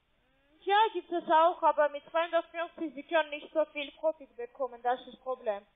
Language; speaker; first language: German; non-native, learner; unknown